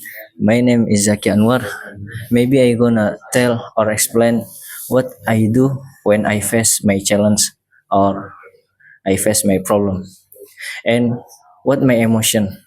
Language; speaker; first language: English; non-native, learner; Indonesian